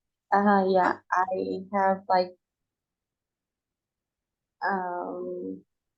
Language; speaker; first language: English; non-native, fluent; Indonesian